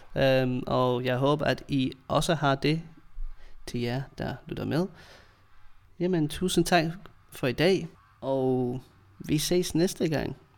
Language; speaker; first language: Danish; non-native, fluent; English